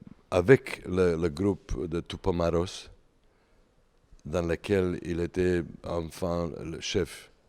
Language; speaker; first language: French; non-native, learner; Serbian